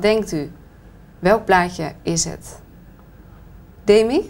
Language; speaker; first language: Dutch; native; Dutch